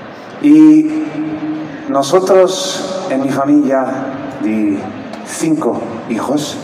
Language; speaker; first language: Spanish; non-native, fluent; French